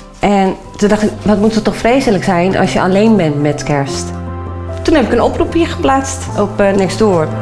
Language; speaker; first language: Dutch; native; Dutch